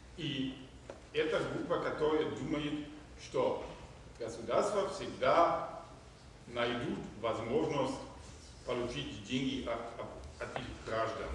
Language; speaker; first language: Russian; non-native, fluent; German